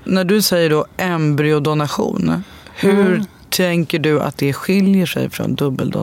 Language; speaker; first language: Swedish; native; Swedish